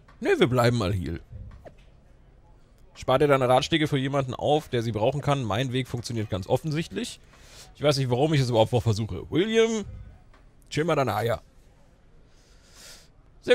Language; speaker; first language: German; native; German